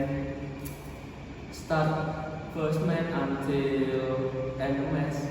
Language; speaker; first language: English; non-native, learner; Indonesian